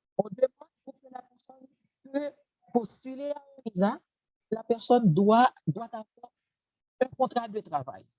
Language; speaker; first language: French; non-native, local second language; Haitian Creole